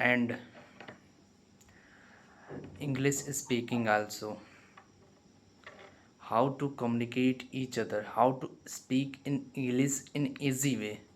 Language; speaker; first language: English; non-native, learner; Hindi